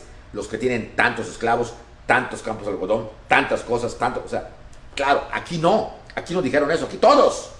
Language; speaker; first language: Spanish; native; Spanish